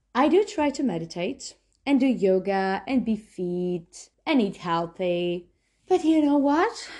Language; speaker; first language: English; non-native, fluent; Slovenian